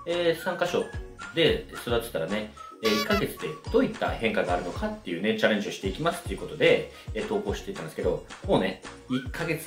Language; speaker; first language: Japanese; native; Japanese